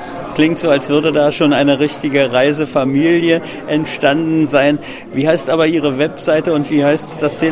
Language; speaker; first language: German; native; German